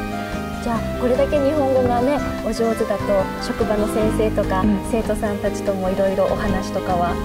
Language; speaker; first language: Japanese; native; Japanese